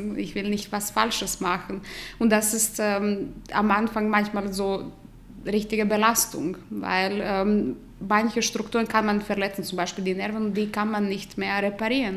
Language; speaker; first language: German; non-native, fluent; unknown